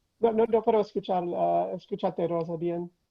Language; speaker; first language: Spanish; non-native, fluent; English